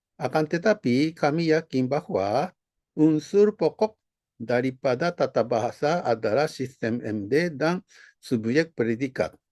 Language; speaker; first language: Indonesian; non-native, fluent; Japanese